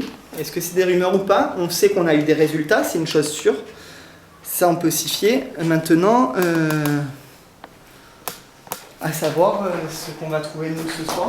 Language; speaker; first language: French; native; French